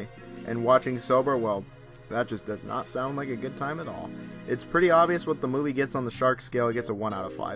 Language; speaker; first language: English; native; English